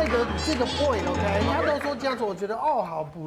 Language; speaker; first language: Chinese; non-native, fluent; English